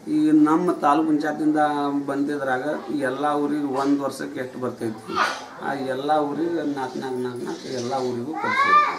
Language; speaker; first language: Kannada; non-native, local second language; Lambadi